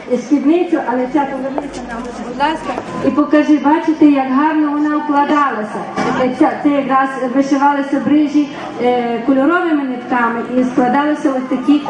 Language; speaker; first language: Ukrainian; native; Ukrainian